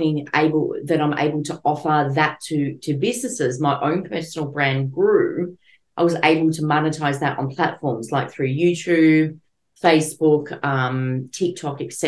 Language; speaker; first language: English; native; English